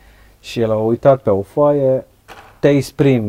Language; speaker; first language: Romanian; non-native, learner; Dutch